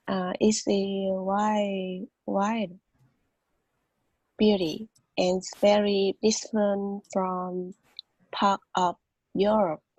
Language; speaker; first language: English; non-native, learner; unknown